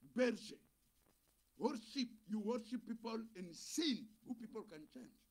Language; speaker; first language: English; non-native, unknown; Lingala